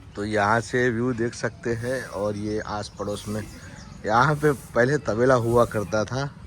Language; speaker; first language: Hindi; non-native, local second language; Gujarati